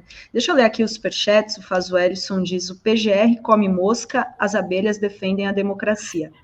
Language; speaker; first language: Portuguese; native; Portuguese